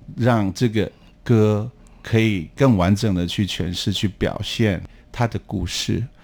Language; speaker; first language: Chinese; non-native, local second language; Amis